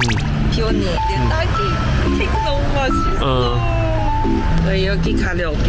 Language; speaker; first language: Korean; non-native, learner; Chinese